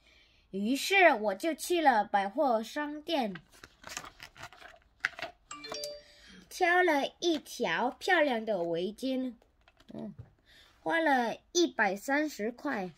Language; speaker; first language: Chinese; non-native, learner; Korean